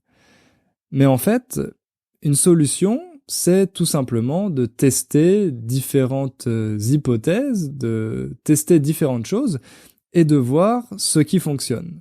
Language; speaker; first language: French; native; French